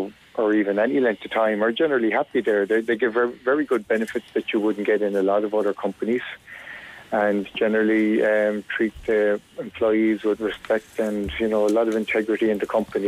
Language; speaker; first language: English; native; English